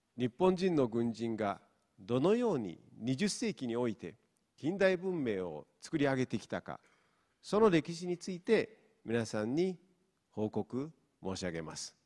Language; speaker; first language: Japanese; non-native, fluent; Mongolian